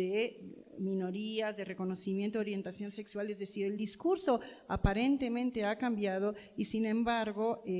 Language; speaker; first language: Spanish; native; Spanish